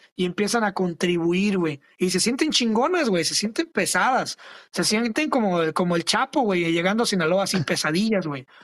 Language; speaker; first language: Spanish; early bilingual, other home language; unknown